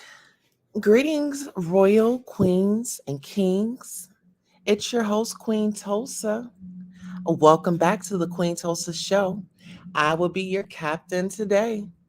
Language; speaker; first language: English; native; English